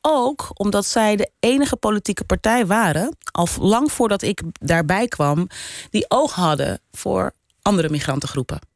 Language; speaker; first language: Dutch; native; Dutch